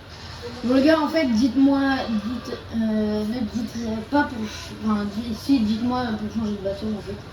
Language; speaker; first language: French; native; French